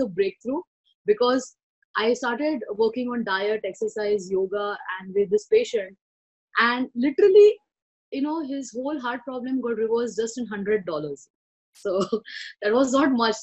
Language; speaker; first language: English; non-native, local second language; Marathi